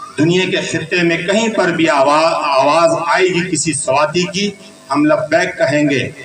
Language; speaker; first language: Urdu; non-native, local second language; Pashto